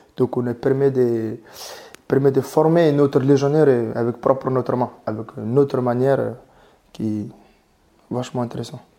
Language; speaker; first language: French; non-native, learner; Mongolian